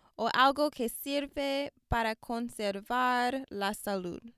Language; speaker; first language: Spanish; non-native, learner; English